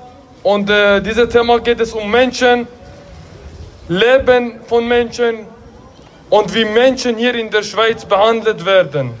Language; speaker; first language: German; non-native, fluent; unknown